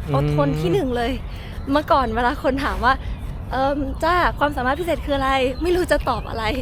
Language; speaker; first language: Thai; early bilingual, other home language; Italian